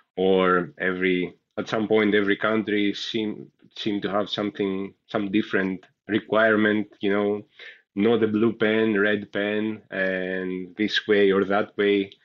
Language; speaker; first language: English; non-native, fluent; Greek